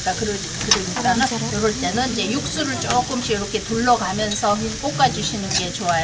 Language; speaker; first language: Korean; native; Korean